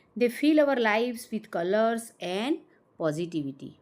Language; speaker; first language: English; non-native, local second language; Gujarati